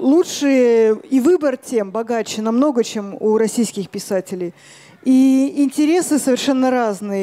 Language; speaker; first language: Russian; native; Russian